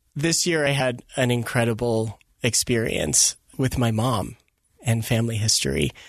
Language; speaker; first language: English; early bilingual, other home language; Filipino